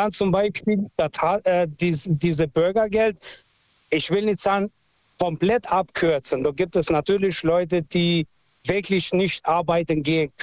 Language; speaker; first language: German; non-native, local second language; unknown